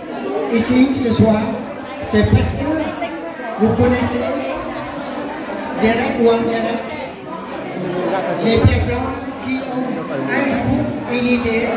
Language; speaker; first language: French; non-native, fluent; Khmer